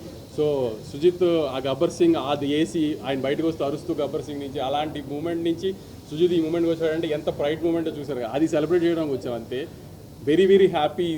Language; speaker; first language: Telugu; native; Telugu